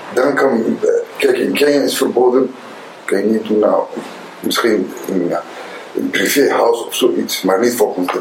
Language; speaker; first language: Dutch; non-native, fluent; Somali